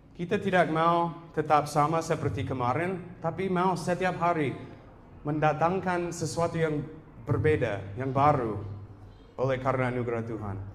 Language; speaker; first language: Indonesian; non-native, fluent; English